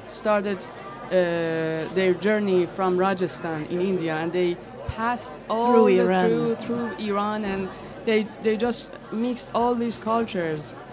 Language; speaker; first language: English; non-native, fluent; Persian